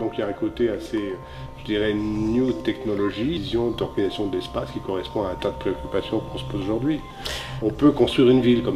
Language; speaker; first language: French; native; French